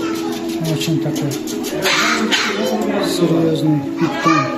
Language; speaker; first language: Russian; non-native, local second language; Uzbek